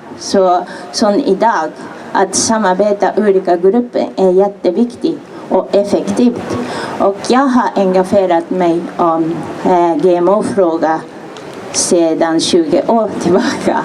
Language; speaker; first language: Swedish; non-native, fluent; Japanese